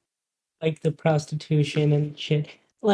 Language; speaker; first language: English; native; English